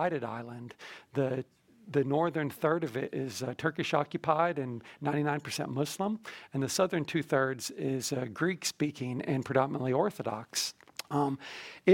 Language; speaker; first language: English; native; English